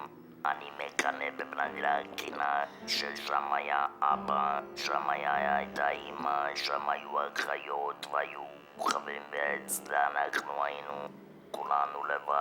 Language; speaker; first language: Hebrew; non-native, fluent; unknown